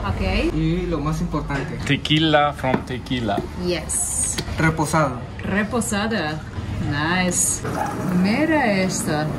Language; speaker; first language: English; non-native, fluent; Portuguese